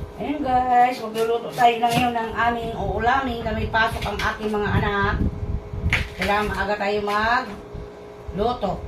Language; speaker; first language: Filipino; native; Filipino